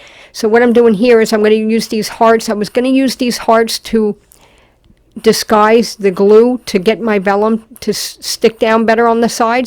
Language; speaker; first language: English; native; English